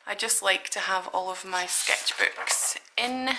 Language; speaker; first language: English; native; English